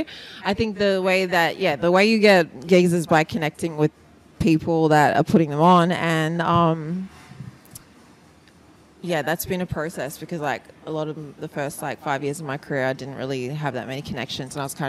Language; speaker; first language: English; native; English